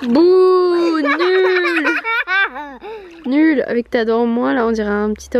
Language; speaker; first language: French; native; French